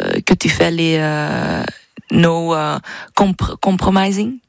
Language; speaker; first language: French; non-native, learner; English